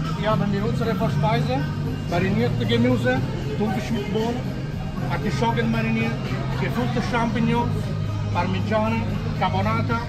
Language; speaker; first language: German; non-native, fluent; Italian